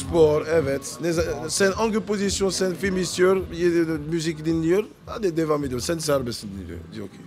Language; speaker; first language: Turkish; non-native, learner; French